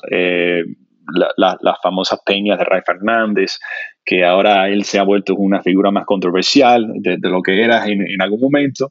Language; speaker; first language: Spanish; non-native, fluent; English